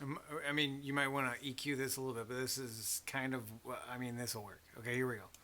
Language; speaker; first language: English; native; English